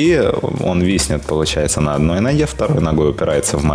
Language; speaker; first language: Russian; native; Russian